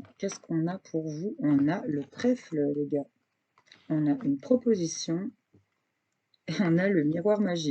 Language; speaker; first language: French; native; French